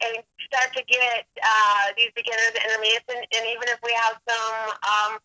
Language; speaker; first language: English; native; English